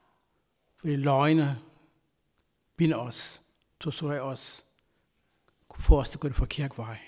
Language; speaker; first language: Danish; non-native, fluent; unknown